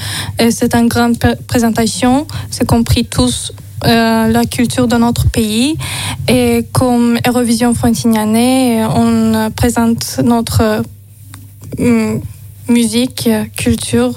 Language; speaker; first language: French; non-native, learner; Azerbaijani